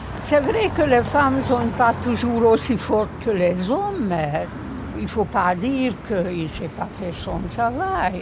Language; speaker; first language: French; non-native, fluent; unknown